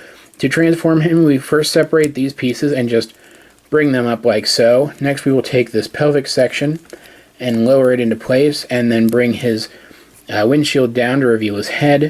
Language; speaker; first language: English; native; English